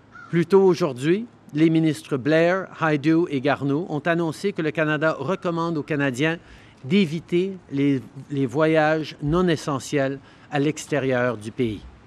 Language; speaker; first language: French; early bilingual, heritage; French